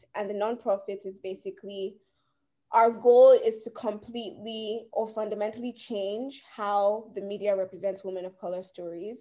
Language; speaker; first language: English; native; English